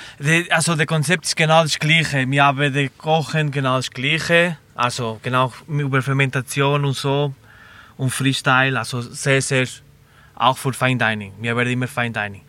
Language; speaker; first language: German; non-native, learner; Spanish